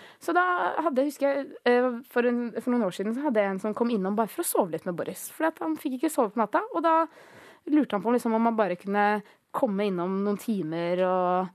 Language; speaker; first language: Norwegian; early bilingual, other home language; Greek